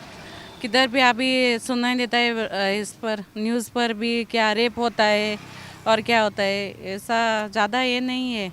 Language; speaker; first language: Hindi; non-native, local second language; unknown